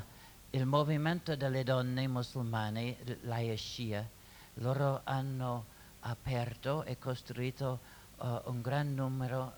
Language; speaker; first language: Italian; non-native, fluent; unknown